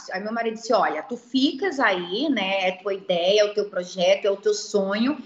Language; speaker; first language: Portuguese; native; Portuguese